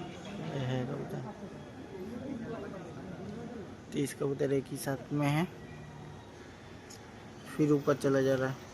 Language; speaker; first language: Hindi; non-native, local second language; Bangla